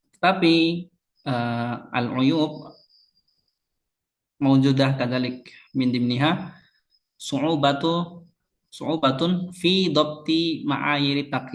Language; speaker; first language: Arabic; non-native, local second language; Indonesian